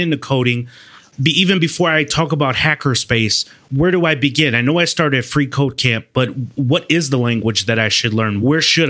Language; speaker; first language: English; native; English